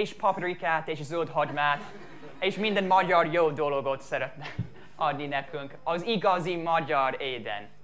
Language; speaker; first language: Hungarian; non-native, fluent; English